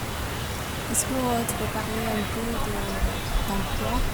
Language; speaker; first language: French; non-native, learner; Vietnamese